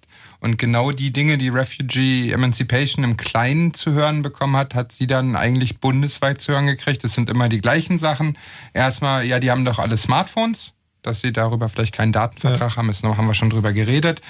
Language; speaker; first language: German; native; German